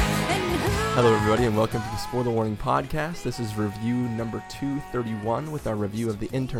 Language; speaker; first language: English; native; English